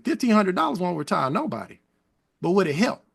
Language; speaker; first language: English; native; English